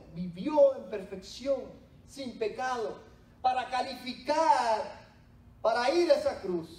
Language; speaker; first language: Spanish; native; Spanish